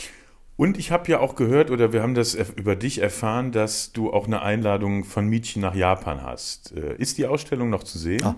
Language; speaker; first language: German; native; German